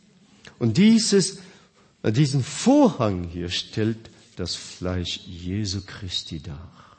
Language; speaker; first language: German; non-native, fluent; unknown